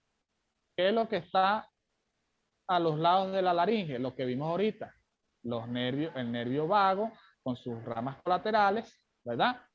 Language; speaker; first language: Spanish; native; Spanish